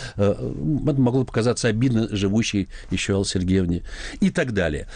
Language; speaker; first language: Russian; native; Russian